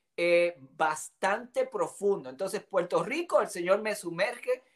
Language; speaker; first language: Spanish; native; Spanish